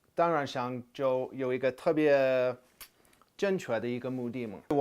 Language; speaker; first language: Chinese; non-native, fluent; English